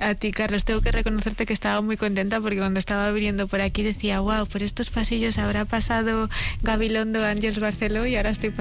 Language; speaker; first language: Spanish; native; Spanish